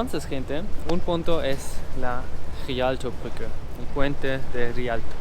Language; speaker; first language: Spanish; non-native, fluent; German